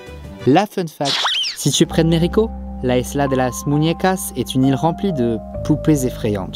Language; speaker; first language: French; native; French